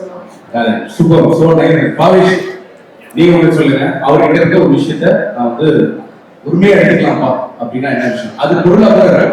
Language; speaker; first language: Tamil; native; Tamil